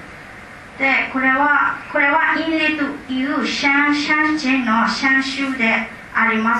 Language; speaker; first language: Japanese; non-native, learner; Burmese